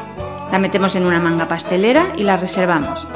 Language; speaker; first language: Spanish; native; Spanish